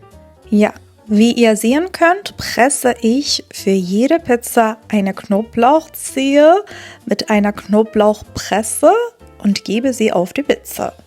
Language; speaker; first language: German; non-native, fluent; Persian